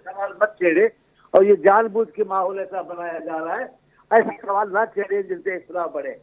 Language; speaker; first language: Urdu; non-native, local second language; Sindhi